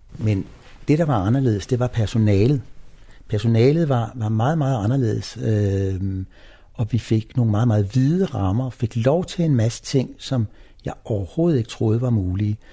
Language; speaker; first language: Danish; native; Danish